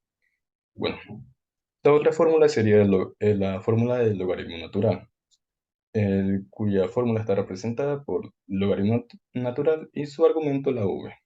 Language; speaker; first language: Spanish; native; Spanish